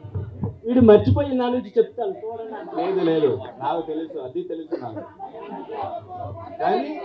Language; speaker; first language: Telugu; non-native, learner; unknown